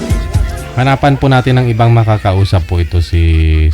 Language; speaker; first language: Filipino; native; Filipino